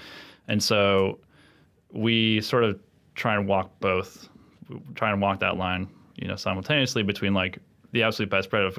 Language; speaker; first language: English; native; English